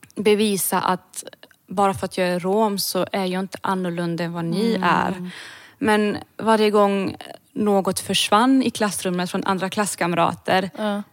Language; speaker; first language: Swedish; early bilingual, other home language; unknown